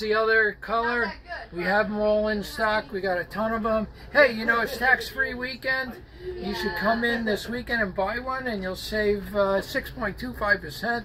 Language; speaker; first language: English; native; English